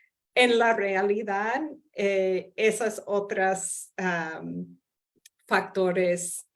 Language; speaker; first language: Spanish; non-native, fluent; English